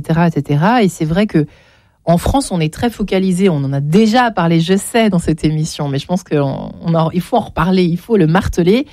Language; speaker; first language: French; native; French